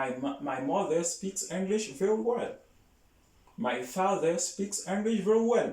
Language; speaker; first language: English; non-native, learner; Haitian Creole